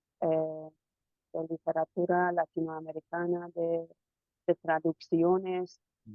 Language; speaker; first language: Spanish; non-native, fluent; Persian